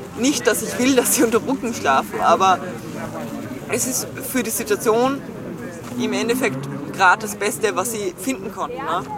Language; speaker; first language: German; native; German